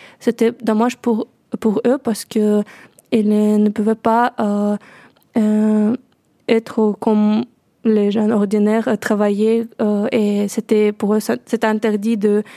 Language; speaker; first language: French; non-native, learner; Russian